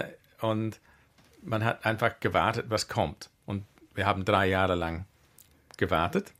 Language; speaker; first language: German; non-native, fluent; English